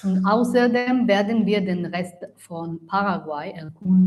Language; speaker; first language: German; non-native, learner; Italian